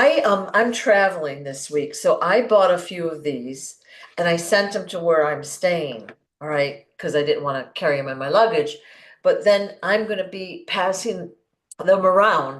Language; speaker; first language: English; native; English